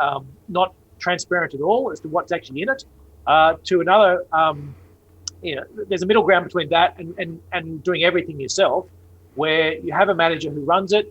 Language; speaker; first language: English; native; English